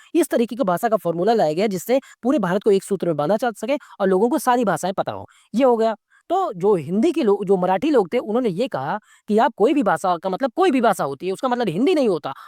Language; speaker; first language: Hindi; native; Hindi